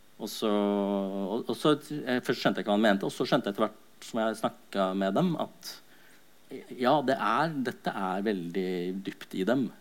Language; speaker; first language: Norwegian; early bilingual, other home language; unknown